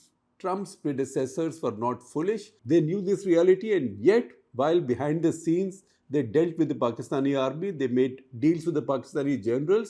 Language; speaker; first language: English; non-native, local second language; Hindi